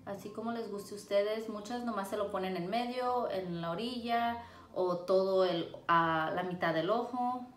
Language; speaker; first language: Spanish; early bilingual, heritage; Spanish